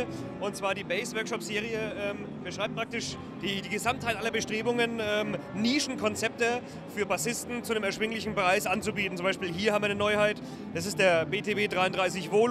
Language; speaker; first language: German; native; German